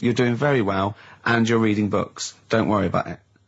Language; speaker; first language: English; native; English